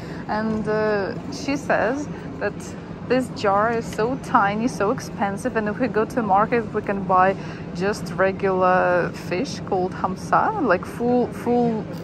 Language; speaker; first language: English; non-native, fluent; Russian